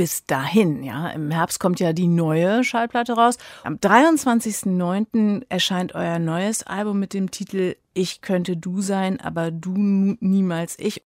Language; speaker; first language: German; native; German